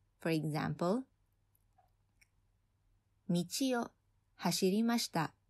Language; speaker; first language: Japanese; non-native, fluent; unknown